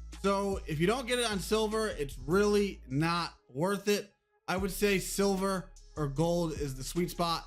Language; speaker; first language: English; native; English